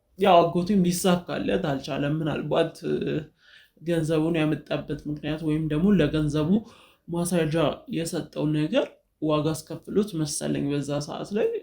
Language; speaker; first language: Amharic; native; Amharic